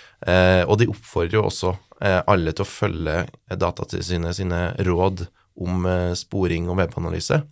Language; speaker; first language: Norwegian; native; Norwegian